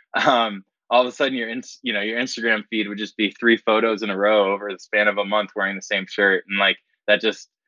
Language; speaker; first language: English; native; English